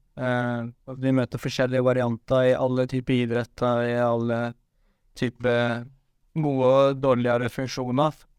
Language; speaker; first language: Norwegian; native; Norwegian